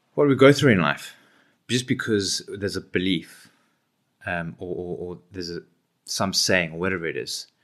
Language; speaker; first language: English; native; English